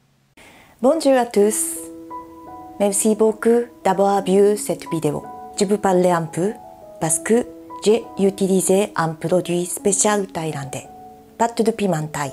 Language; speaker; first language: French; non-native, learner; Japanese